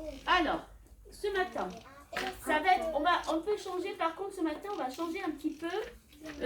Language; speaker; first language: French; native; French